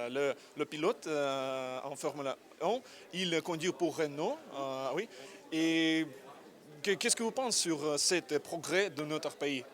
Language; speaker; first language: French; non-native, learner; Russian